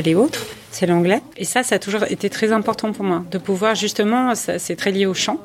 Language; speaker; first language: French; early bilingual, other home language; English